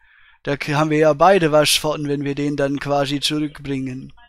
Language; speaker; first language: German; native; German